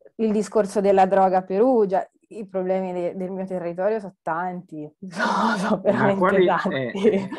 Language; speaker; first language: Italian; native; Italian